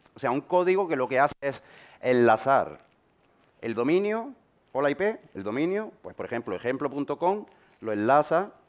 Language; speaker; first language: Spanish; native; Spanish